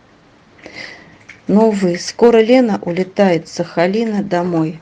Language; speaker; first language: Russian; native; Russian